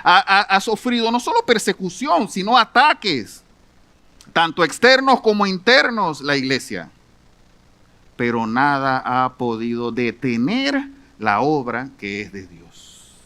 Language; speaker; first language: Spanish; native; Spanish